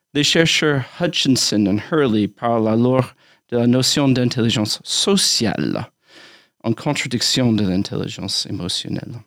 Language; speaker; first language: French; non-native, fluent; English